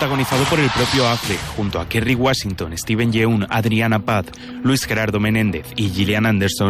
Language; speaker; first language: Spanish; native; Spanish